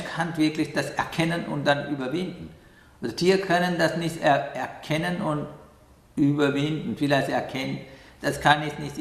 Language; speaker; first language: German; non-native, learner; Sinhala